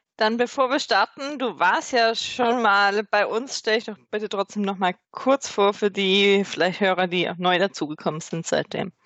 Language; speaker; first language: German; native; German